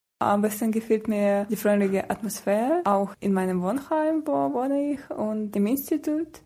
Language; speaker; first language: German; non-native, learner; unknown